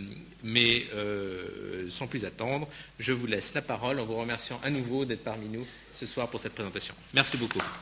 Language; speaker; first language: French; native; French